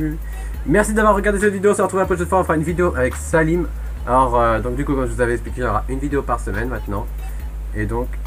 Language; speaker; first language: French; native; French